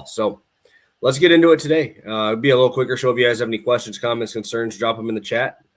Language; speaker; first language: English; native; English